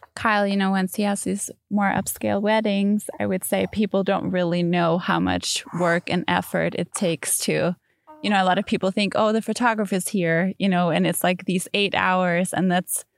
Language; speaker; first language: English; non-native, fluent; Danish